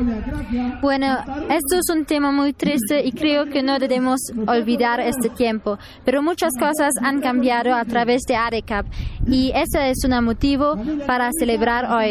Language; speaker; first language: Spanish; non-native, learner; German